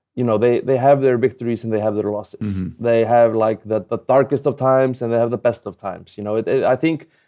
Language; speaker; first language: English; non-native, fluent; Icelandic